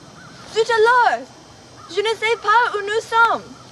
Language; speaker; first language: French; non-native, learner; English